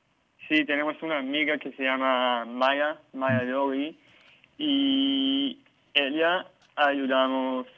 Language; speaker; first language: Spanish; non-native, learner; Hebrew